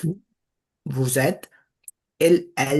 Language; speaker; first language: French; non-native, learner; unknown